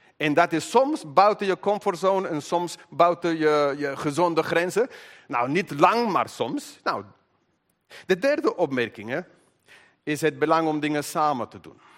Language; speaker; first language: Dutch; non-native, fluent; English